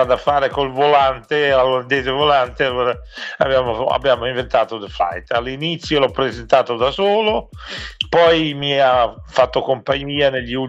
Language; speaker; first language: Italian; early bilingual, other home language; Dutch